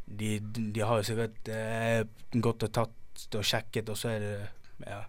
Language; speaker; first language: Norwegian; early bilingual, other home language; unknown